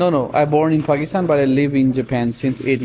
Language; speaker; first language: English; non-native, learner; Punjabi